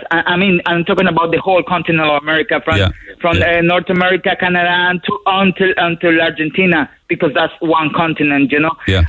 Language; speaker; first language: English; non-native, fluent; Spanish